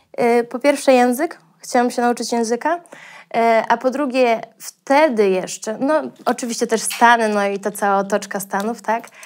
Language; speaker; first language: Polish; native; Polish